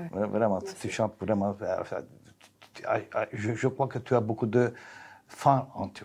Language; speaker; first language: French; non-native, learner; Turkish